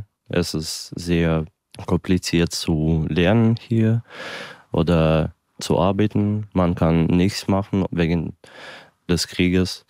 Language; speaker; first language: German; non-native, learner; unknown